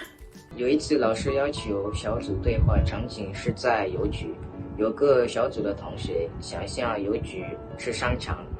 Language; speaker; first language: Chinese; non-native, fluent; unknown